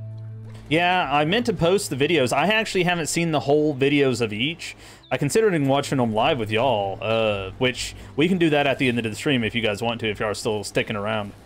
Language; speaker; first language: English; native; English